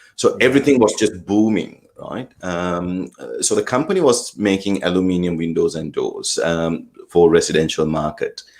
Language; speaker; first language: English; non-native, local second language; Sinhala